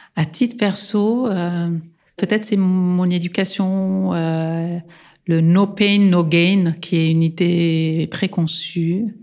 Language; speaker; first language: French; non-native, local second language; Armenian